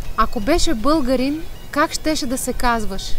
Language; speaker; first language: Bulgarian; native; Bulgarian